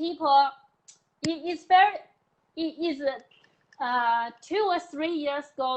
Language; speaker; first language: English; non-native, learner; Chinese